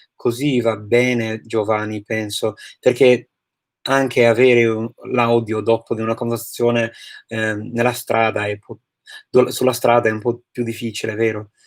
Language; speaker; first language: Italian; non-native, fluent; English